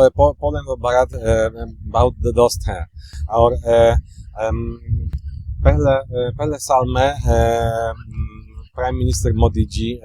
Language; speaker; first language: Hindi; non-native, learner; Polish